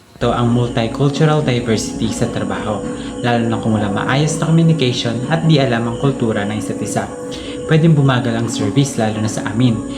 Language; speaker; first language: Filipino; native; Filipino